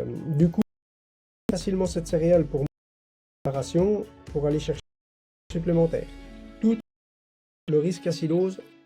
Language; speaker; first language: French; native; French